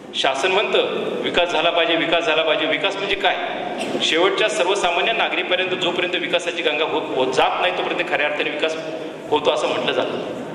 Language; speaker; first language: Marathi; native; Marathi